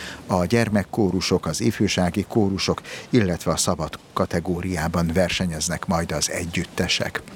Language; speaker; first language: Hungarian; native; Hungarian